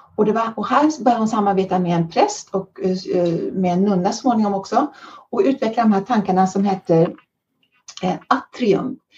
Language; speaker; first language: Swedish; early bilingual, heritage; Swedish